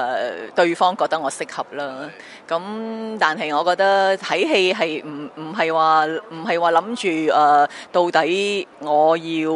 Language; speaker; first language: Chinese; native; Chinese